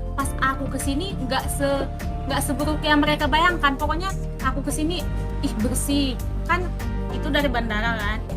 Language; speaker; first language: Indonesian; native; Indonesian